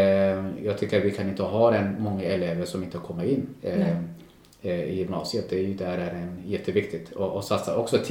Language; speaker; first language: Swedish; non-native, local second language; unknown